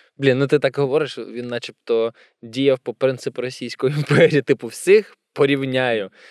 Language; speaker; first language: Ukrainian; non-native, local second language; Russian